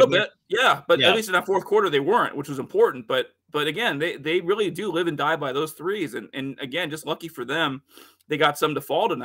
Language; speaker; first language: English; native; English